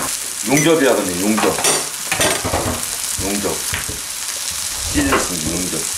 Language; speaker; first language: Korean; native; Korean